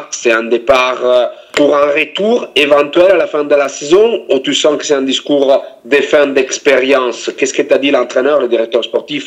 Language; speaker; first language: French; non-native, fluent; Italian